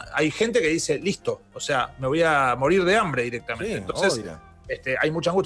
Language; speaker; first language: Spanish; native; Spanish